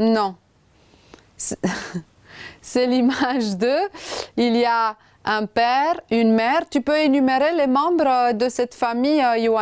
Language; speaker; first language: French; non-native, fluent; Romanian